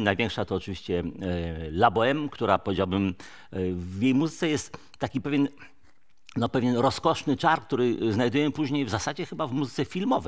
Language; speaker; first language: Polish; native; Polish